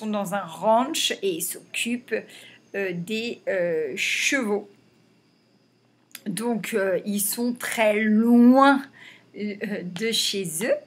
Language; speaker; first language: French; native; French